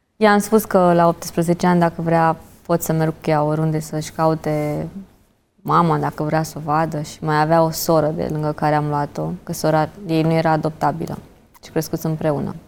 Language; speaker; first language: Romanian; native; Romanian